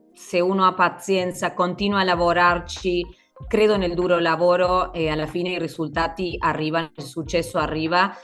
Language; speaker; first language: Italian; non-native, fluent; Spanish